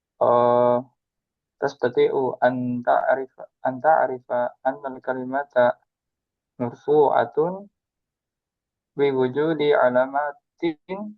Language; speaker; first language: Arabic; non-native, learner; Indonesian